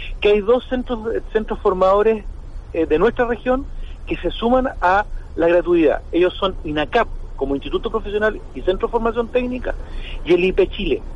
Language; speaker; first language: Spanish; native; Spanish